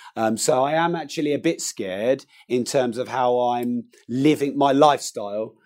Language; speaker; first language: English; native; English